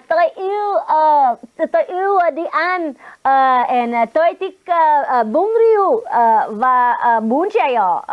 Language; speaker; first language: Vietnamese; non-native, learner; English